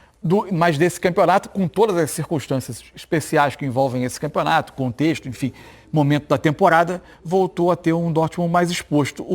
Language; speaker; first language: Portuguese; native; Portuguese